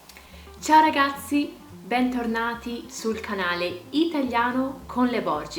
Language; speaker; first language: Italian; non-native, fluent; Portuguese